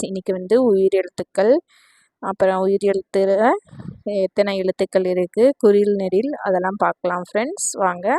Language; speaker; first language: Tamil; non-native, local second language; Urdu